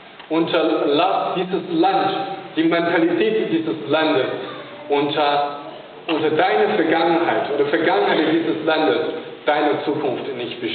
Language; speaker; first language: German; non-native, fluent; Chinese